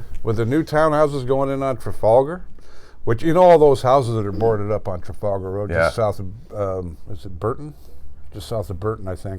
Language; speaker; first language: English; native; English